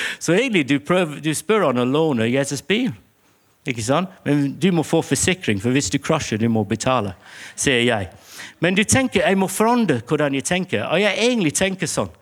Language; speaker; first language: Norwegian; non-native, fluent; English